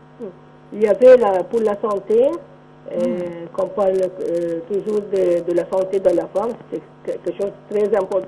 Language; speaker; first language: French; non-native, local second language; Arabic